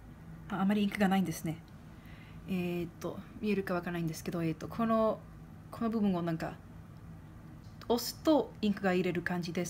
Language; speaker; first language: Japanese; non-native, fluent; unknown